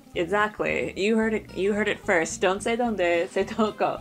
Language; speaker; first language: English; native; English